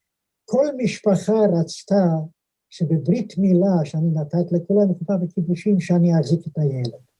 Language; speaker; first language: Hebrew; non-native, fluent; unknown